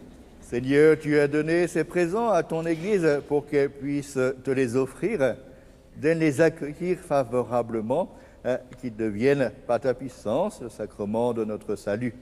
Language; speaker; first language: French; native; French